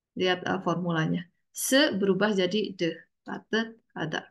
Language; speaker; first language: Indonesian; native; Indonesian